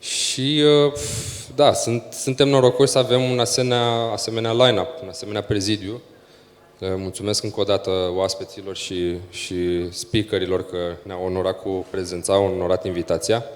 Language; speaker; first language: Romanian; native; Romanian